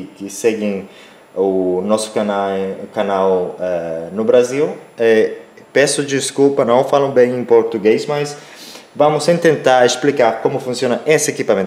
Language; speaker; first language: Portuguese; non-native, learner; Spanish